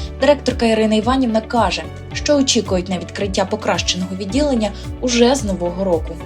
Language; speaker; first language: Ukrainian; native; Ukrainian